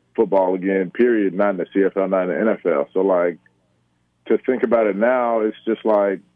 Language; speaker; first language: English; native; English